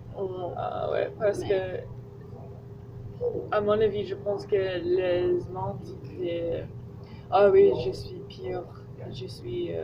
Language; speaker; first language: French; non-native, learner; English